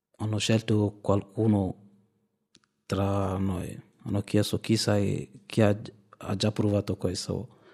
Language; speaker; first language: Italian; non-native, fluent; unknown